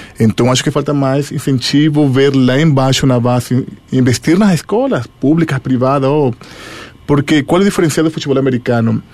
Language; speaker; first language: Portuguese; non-native, fluent; Spanish